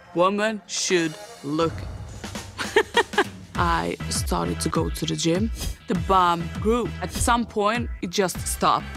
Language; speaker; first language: English; early bilingual, other home language; Serbian